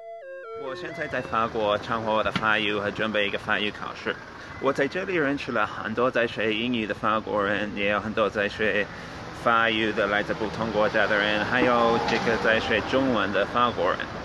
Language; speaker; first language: Chinese; non-native, fluent; English